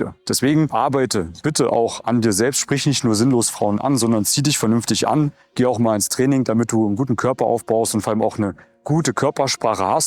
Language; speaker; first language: German; native; German